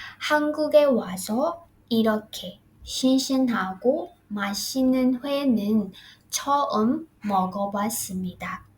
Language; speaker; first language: Korean; non-native, fluent; Burmese